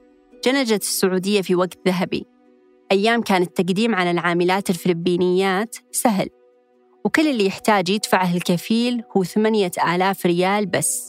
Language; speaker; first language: Arabic; native; Arabic